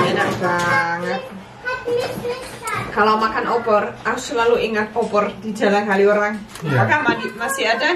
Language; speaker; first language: Indonesian; non-native, fluent; German